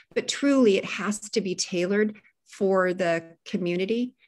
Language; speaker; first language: English; native; English